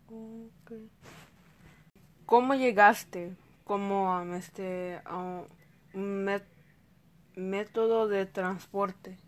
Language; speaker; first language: Spanish; early bilingual, heritage; Spanish